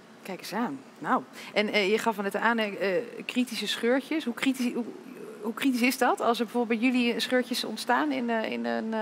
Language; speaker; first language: Dutch; native; Dutch